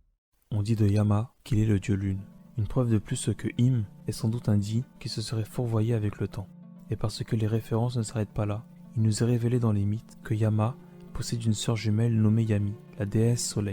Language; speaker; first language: French; native; French